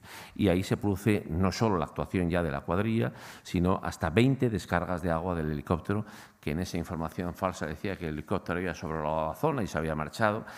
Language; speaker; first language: Spanish; native; Spanish